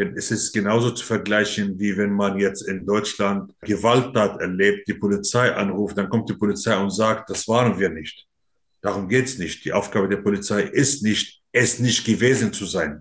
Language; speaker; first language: German; non-native, fluent; Arabic